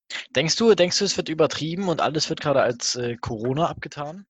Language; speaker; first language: German; native; German